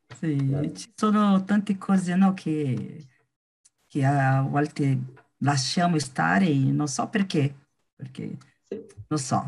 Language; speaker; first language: Italian; non-native, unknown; Portuguese